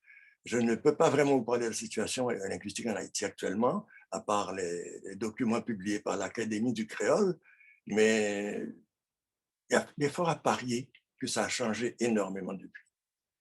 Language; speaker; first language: French; non-native, local second language; Haitian Creole